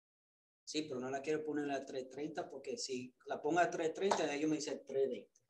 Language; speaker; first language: Spanish; early bilingual, other home language; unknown